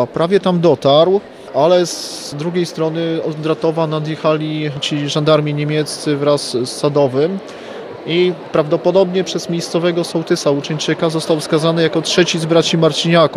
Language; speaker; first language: Polish; native; Polish